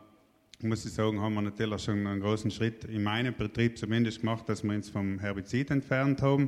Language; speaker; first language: German; native; German